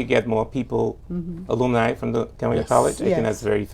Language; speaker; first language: English; native; English